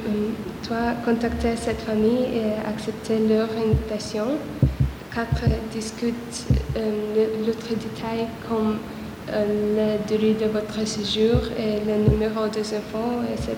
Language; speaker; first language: French; non-native, learner; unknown